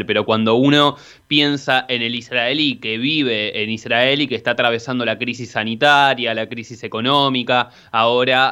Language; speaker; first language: Spanish; native; Spanish